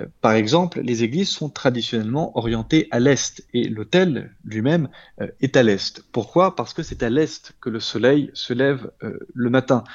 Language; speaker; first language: French; native; French